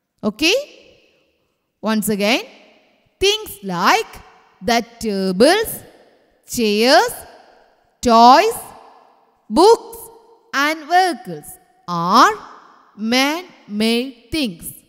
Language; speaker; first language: English; non-native, local second language; Malayalam